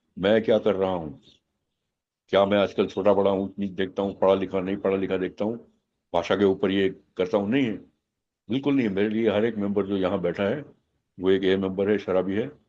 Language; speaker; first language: Hindi; non-native, local second language; Gujarati